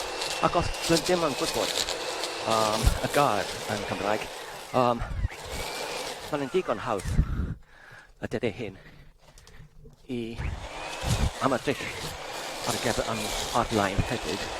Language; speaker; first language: Welsh; non-native, learner; English